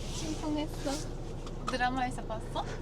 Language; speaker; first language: Korean; non-native, fluent; Turkish